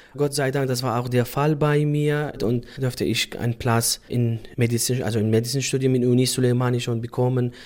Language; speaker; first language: German; non-native, fluent; Central Kurdish